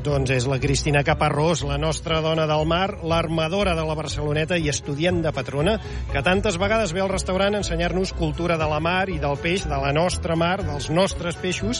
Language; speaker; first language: Catalan; native; Catalan